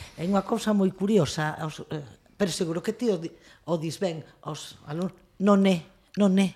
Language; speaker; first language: Galician; non-native, local second language; Spanish